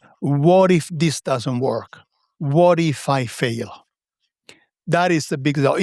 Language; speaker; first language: English; non-native, fluent; Italian